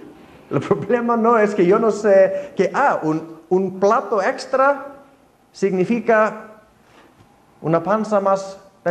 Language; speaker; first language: Spanish; non-native, fluent; Icelandic